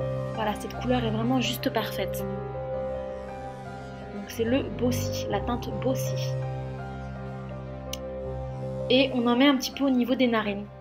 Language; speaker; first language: French; native; French